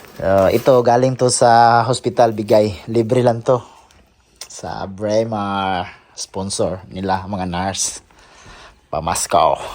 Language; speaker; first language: Filipino; non-native, local second language; Cebuano